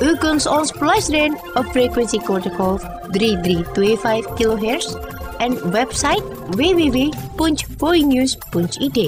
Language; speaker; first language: Dutch; non-native, learner; Indonesian